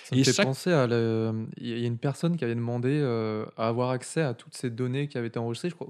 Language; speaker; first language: French; native; French